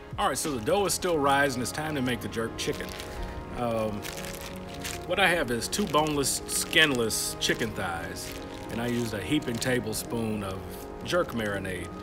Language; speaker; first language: English; native; English